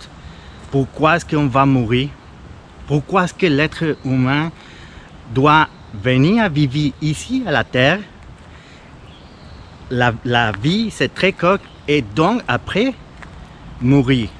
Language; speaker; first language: French; non-native, fluent; Spanish